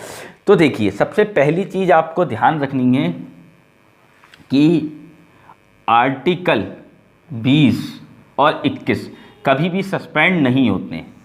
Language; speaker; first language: Hindi; native; Hindi